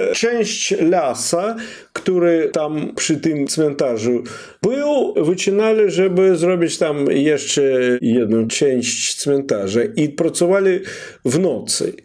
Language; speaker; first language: Polish; non-native, fluent; Russian